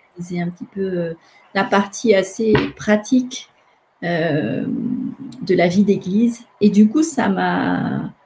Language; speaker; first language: French; non-native, local second language; Malagasy